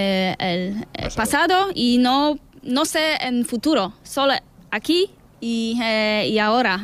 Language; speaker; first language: Spanish; non-native, learner; Polish